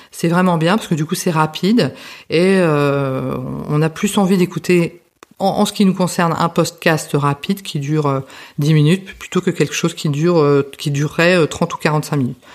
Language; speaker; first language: French; native; French